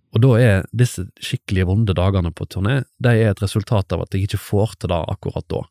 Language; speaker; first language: Norwegian; native; Norwegian